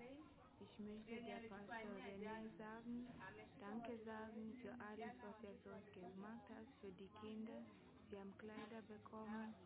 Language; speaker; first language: German; non-native, learner; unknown